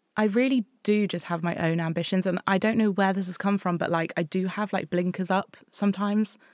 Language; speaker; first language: English; native; English